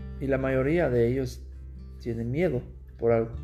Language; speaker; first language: Spanish; non-native, learner; German